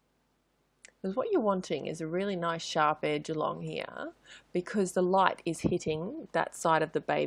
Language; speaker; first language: English; native; English